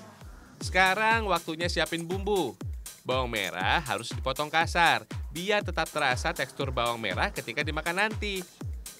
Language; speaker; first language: Indonesian; native; Indonesian